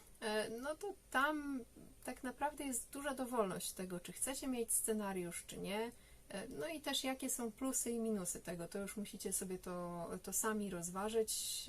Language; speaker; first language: Polish; native; Polish